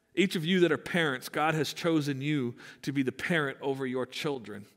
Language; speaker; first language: English; native; English